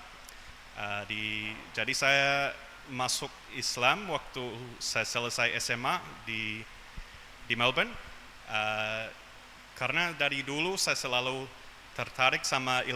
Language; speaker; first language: Indonesian; non-native, fluent; English